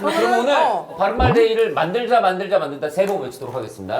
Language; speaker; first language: Korean; native; Korean